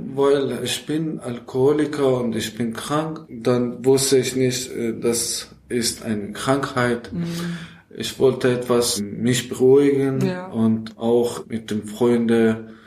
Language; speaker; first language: German; non-native, fluent; Persian